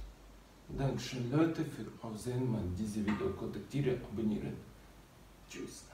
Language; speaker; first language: German; non-native, learner; Russian